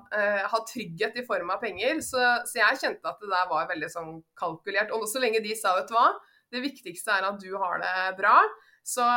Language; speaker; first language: Norwegian; native; Norwegian